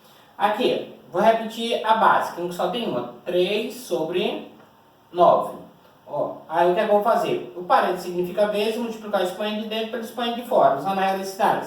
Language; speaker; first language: Portuguese; native; Portuguese